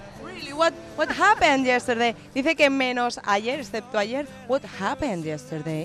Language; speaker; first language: English; non-native, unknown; Spanish